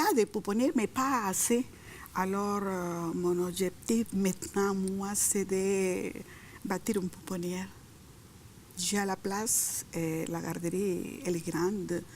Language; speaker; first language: French; non-native, fluent; Spanish